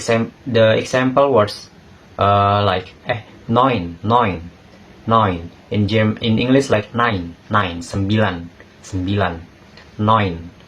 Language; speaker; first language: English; non-native, learner; Indonesian